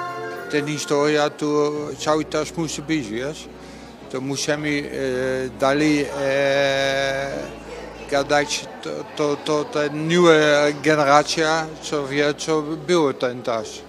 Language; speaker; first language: Polish; early bilingual, heritage; Dutch